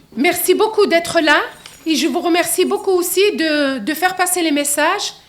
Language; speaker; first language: French; non-native, local second language; Arabic